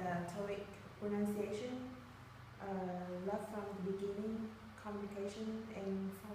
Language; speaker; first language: English; non-native, learner; Vietnamese